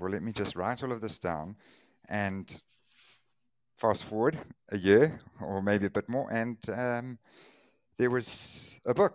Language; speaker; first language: English; native; English